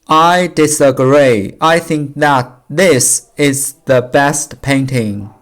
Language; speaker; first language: English; non-native, learner; Chinese